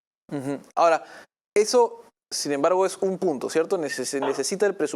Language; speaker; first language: Spanish; native; Spanish